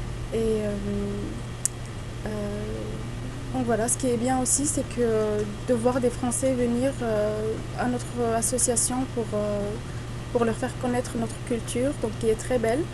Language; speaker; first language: French; early bilingual, other home language; Arabic